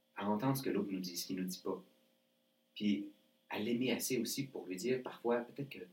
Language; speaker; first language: French; native; French